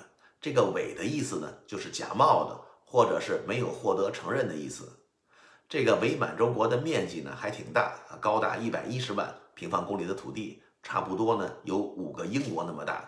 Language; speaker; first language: Chinese; native; Chinese